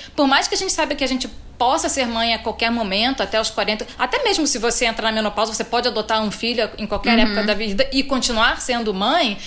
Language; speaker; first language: Portuguese; native; Portuguese